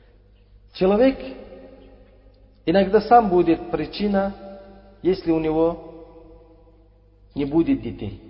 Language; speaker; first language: Russian; non-native, fluent; Uzbek